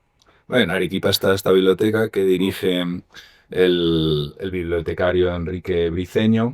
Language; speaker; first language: Spanish; native; Spanish